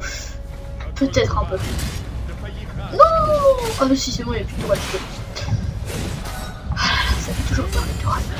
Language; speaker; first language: French; native; French